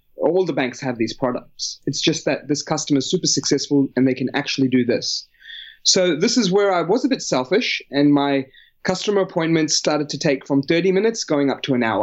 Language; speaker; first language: English; native; English